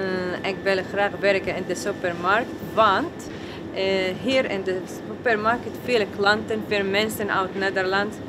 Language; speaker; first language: Dutch; early bilingual, other home language; Arabic